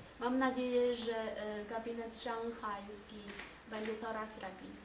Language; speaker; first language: Polish; non-native, learner; Chinese